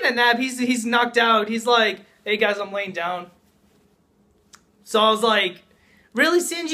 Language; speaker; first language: English; native; English